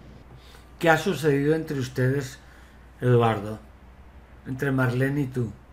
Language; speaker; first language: Spanish; native; Spanish